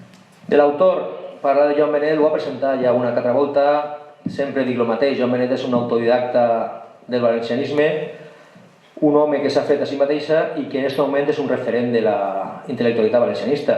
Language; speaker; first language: Catalan; native; Catalan